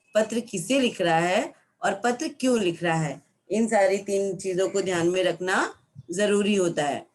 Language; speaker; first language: Hindi; non-native, local second language; Marathi